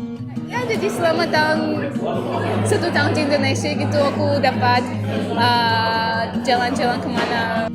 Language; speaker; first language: Indonesian; non-native, fluent; Russian